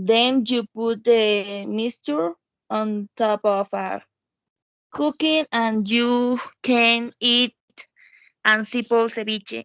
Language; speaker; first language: English; non-native, learner; Spanish